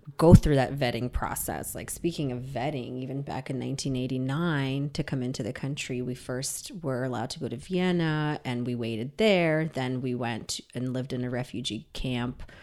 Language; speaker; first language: English; early bilingual, other home language; Russian